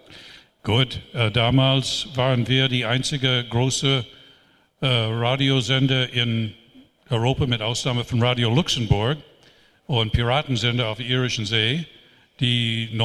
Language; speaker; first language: German; non-native, fluent; English